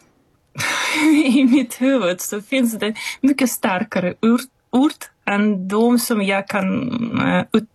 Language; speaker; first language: Swedish; non-native, fluent; Russian